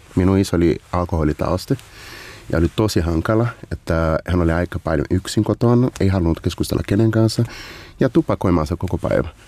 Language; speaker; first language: Finnish; non-native, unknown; Portuguese